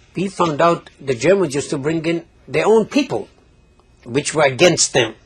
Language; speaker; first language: English; non-native, fluent; Polish